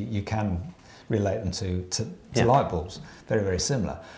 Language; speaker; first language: English; native; English